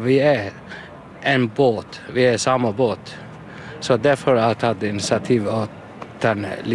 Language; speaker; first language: Norwegian; non-native, learner; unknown